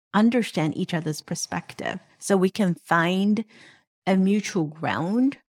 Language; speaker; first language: English; non-native, local second language; Cantonese